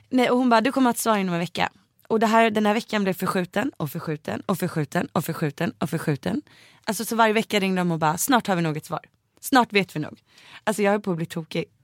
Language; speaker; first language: Swedish; native; Swedish